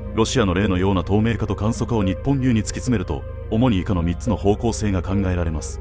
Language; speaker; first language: Japanese; native; Japanese